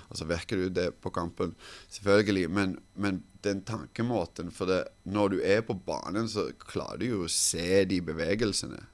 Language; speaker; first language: Norwegian; non-native, fluent; Finnish